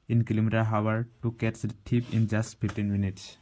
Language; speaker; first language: English; non-native, local second language; Assamese